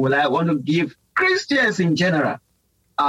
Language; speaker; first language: English; non-native, local second language; Yoruba